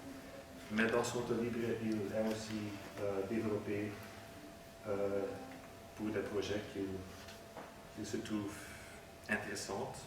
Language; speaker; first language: French; non-native, learner; Dutch